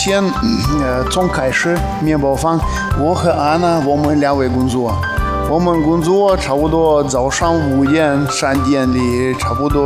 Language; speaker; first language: Chinese; non-native, learner; Russian